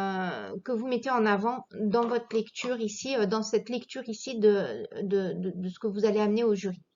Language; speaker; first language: French; native; French